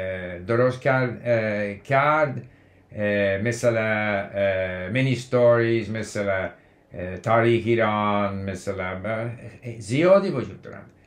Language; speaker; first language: Persian; non-native, learner; English